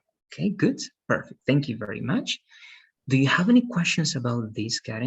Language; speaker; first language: English; non-native, fluent; Spanish